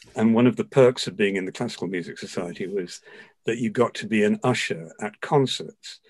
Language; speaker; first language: English; native; English